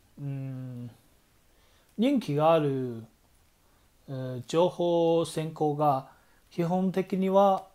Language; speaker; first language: Japanese; non-native, fluent; Chinese